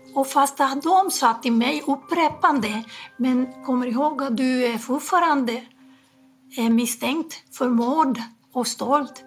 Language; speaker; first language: Swedish; non-native, fluent; Spanish